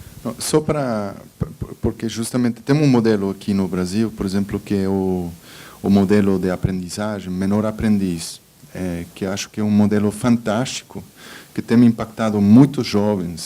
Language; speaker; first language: Portuguese; non-native, fluent; Spanish